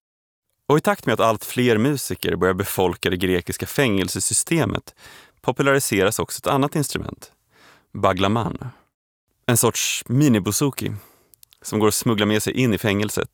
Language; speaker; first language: Swedish; native; Swedish